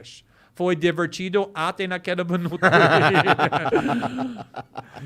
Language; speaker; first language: Portuguese; non-native, fluent; English